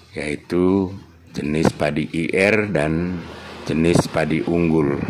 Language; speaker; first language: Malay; non-native, local second language; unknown